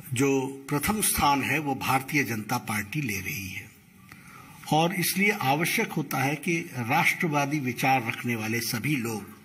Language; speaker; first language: Hindi; native; Hindi